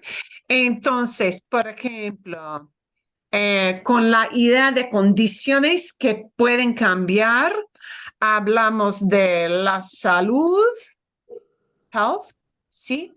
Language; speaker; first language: Spanish; non-native, fluent; English